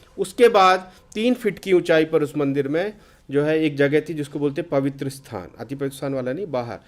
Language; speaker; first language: Hindi; native; Hindi